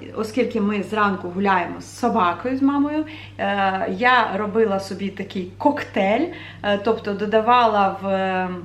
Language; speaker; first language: Ukrainian; native; Ukrainian